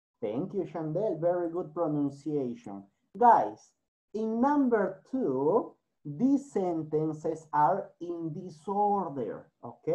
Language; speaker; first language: English; non-native, learner; Spanish